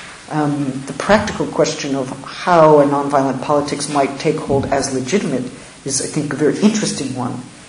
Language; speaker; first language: English; native; English